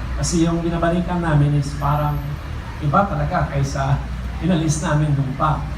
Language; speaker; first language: Filipino; non-native, fluent; English